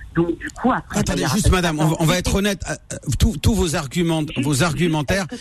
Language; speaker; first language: French; native; French